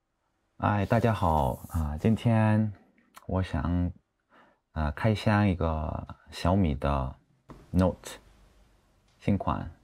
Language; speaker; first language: Chinese; non-native, fluent; Korean